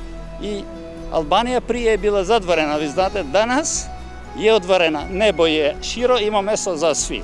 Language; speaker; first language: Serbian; non-native, learner; Albanian